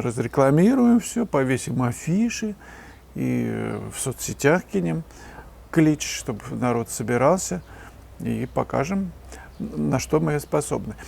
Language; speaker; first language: Russian; native; Russian